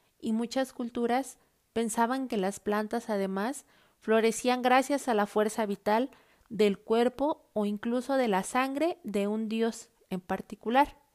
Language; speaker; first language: Spanish; native; Spanish